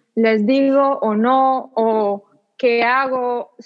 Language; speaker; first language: Spanish; non-native, fluent; French